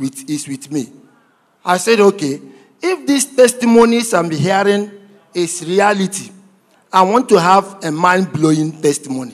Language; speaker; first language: English; non-native, local second language; Igbo